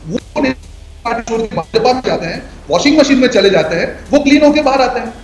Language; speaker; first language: Hindi; non-native, local second language; Gujarati